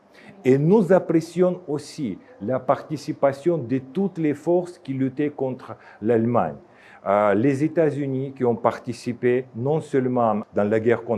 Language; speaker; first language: French; non-native, fluent; Russian